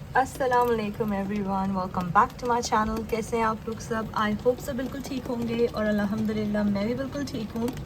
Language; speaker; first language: Urdu; native; Urdu